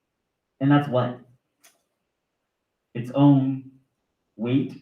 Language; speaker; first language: English; native; English